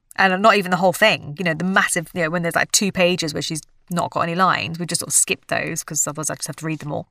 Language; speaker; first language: English; native; English